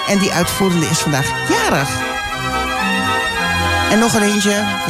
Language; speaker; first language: Dutch; native; Dutch